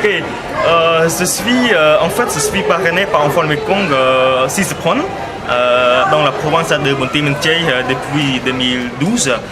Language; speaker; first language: French; non-native, fluent; Khmer